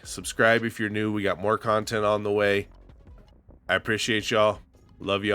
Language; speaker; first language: English; native; English